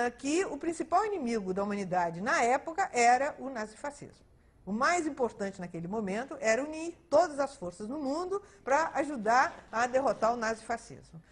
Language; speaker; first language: Portuguese; early bilingual, other home language; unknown